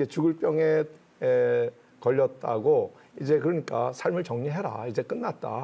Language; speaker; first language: Korean; native; Korean